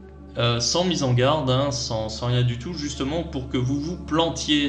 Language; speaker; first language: French; native; French